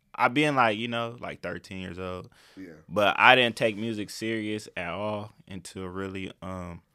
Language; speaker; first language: English; native; English